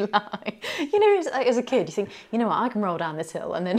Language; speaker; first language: English; native; English